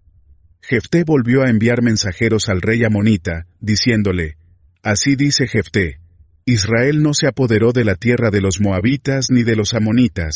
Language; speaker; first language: Spanish; native; Spanish